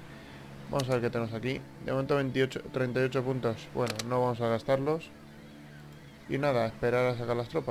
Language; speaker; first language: Spanish; native; Spanish